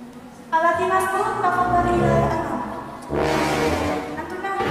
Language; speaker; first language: Arabic; non-native, learner; Indonesian